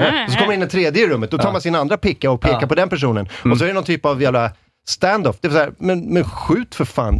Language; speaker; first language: Swedish; native; Swedish